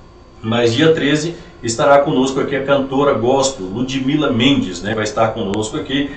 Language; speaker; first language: Portuguese; native; Portuguese